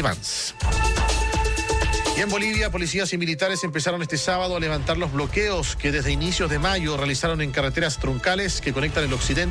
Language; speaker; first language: Spanish; native; Spanish